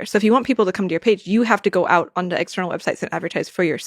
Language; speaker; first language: English; native; English